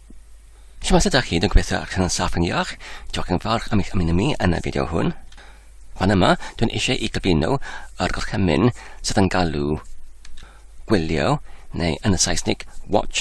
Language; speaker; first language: Welsh; non-native, learner; English